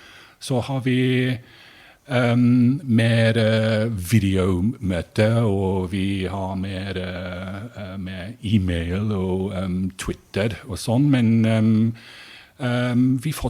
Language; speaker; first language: Norwegian; non-native, fluent; English